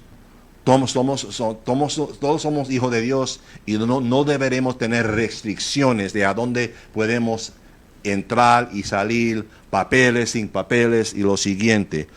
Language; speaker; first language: Spanish; native; Spanish